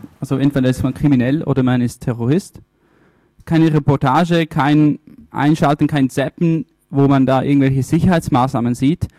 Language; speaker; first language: German; early bilingual, other home language; Italian